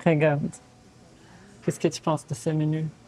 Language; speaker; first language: French; non-native, fluent; Portuguese